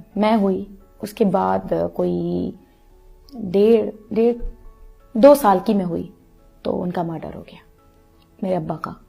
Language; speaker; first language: Urdu; non-native, local second language; Punjabi